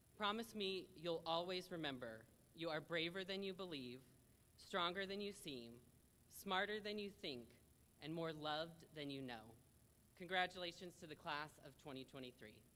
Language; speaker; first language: English; native; English